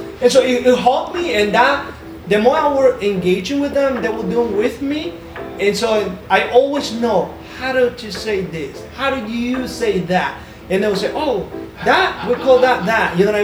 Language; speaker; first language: English; non-native, fluent; Spanish